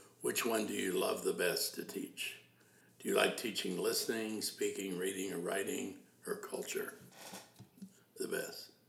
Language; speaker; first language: English; native; English